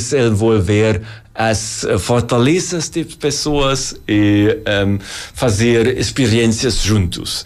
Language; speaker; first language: Portuguese; non-native, learner; German